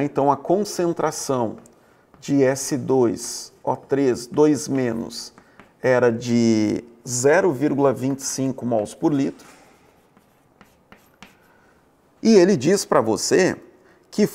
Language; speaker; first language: Portuguese; native; Portuguese